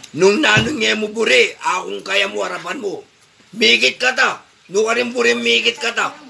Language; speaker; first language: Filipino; non-native, local second language; Pampanga